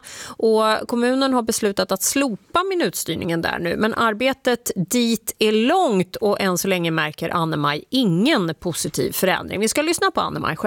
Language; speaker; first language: Swedish; native; Swedish